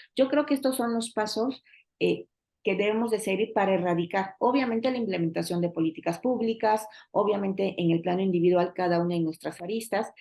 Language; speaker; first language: Spanish; native; Spanish